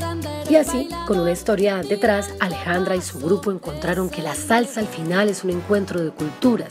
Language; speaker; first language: Spanish; native; Spanish